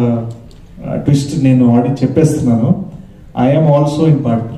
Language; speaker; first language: Telugu; early bilingual, heritage; Telugu